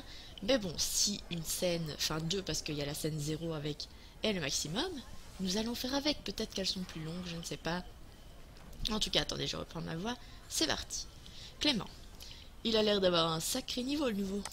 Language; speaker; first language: French; native; French